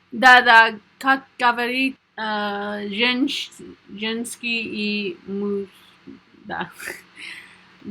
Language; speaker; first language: Russian; non-native, learner; English